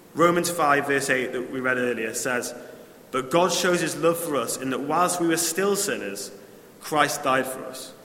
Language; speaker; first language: English; native; English